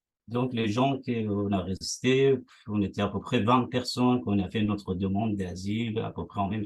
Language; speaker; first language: French; non-native, fluent; Persian